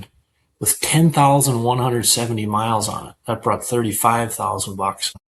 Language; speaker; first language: English; native; English